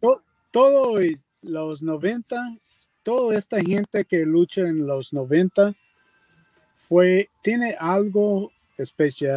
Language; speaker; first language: Spanish; non-native, learner; English